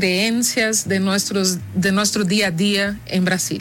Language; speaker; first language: Spanish; non-native, fluent; Portuguese